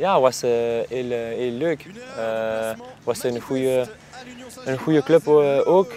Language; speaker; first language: Dutch; non-native, local second language; Spanish